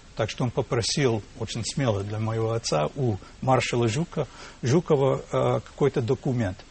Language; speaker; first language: Russian; non-native, fluent; English